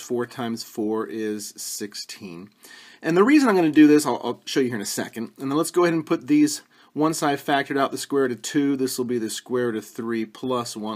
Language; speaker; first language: English; native; English